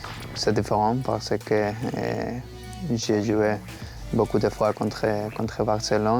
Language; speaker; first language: French; non-native, learner; Spanish